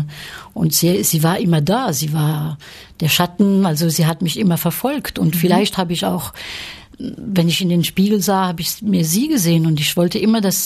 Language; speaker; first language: German; early bilingual, heritage; French